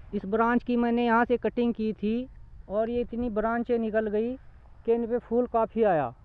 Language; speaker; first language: Hindi; native; Hindi